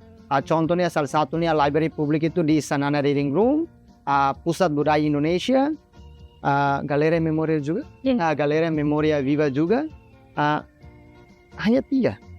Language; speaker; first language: Indonesian; non-native, fluent; Tetum